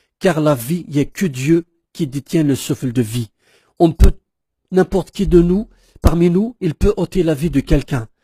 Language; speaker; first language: French; non-native, local second language; Kabyle